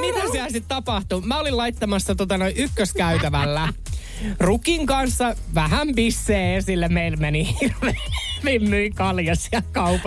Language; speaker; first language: Finnish; native; Finnish